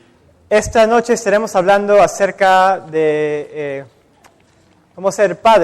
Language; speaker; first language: Spanish; native; Spanish